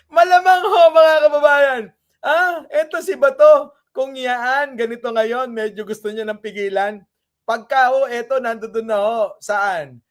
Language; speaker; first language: Filipino; non-native, local second language; Iloko